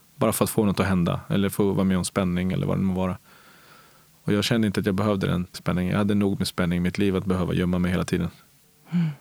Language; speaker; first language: Swedish; early bilingual, other home language; Spanish